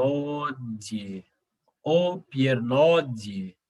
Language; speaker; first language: Russian; non-native, learner; Portuguese